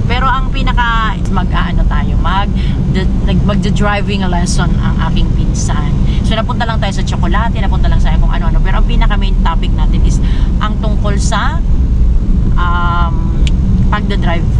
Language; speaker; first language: Filipino; native; Filipino